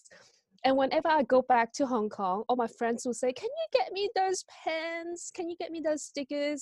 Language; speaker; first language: English; non-native, local second language; Cantonese